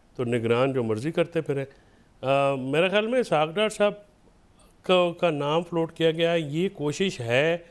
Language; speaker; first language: Urdu; native; Urdu